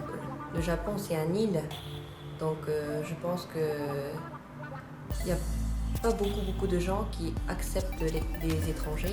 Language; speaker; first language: French; non-native, fluent; Japanese